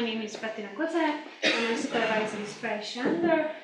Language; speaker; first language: English; non-native, fluent; Hungarian